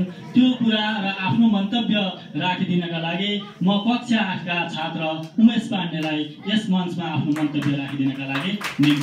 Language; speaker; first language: Nepali; native; Nepali